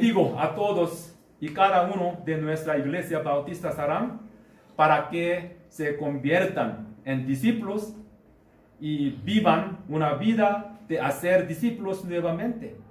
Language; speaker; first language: Spanish; non-native, learner; Korean